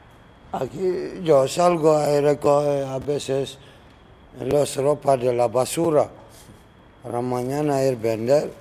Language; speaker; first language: Spanish; non-native, learner; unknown